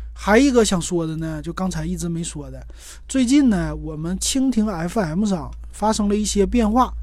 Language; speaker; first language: Chinese; native; Chinese